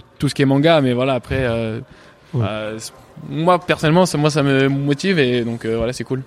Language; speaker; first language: French; early bilingual, other home language; Bulgarian